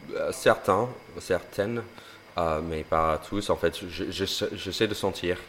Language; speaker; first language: French; non-native, fluent; English